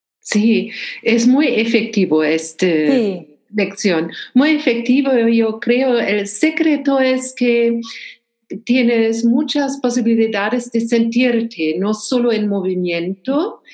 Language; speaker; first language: Spanish; non-native, learner; German